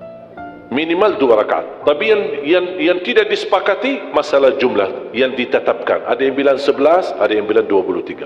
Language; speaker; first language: Indonesian; non-native, fluent; Arabic